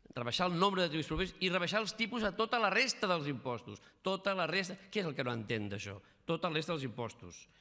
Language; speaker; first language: Catalan; native; Catalan